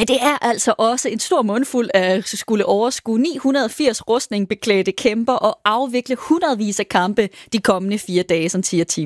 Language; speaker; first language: Danish; native; Danish